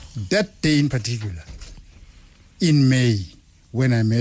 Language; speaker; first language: English; non-native, local second language; Tswana